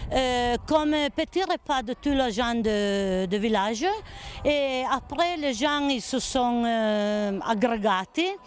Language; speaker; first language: French; non-native, learner; Italian